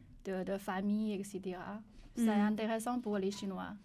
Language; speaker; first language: French; non-native, learner; Chinese